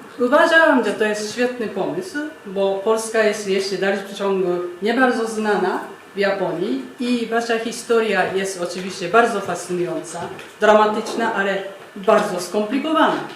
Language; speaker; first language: Polish; non-native, fluent; Japanese